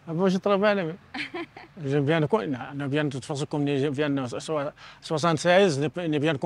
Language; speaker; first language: French; non-native, learner; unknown